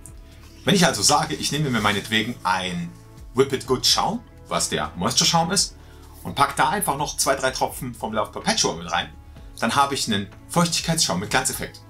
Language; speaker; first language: German; native; German